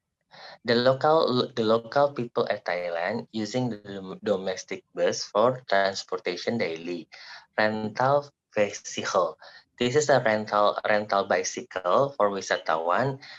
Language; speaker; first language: English; non-native, learner; Indonesian